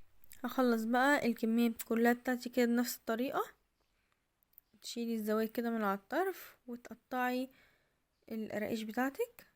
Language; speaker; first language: Arabic; native; Arabic